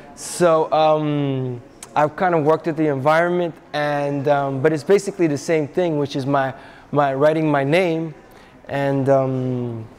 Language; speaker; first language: English; native; English